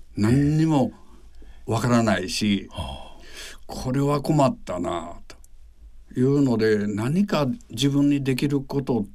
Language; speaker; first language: Japanese; native; Japanese